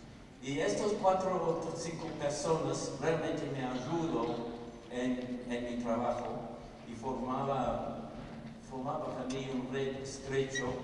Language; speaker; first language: Spanish; non-native, fluent; English